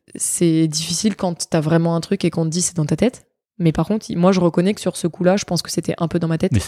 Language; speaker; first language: French; native; French